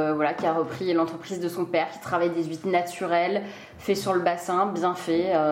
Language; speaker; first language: French; native; French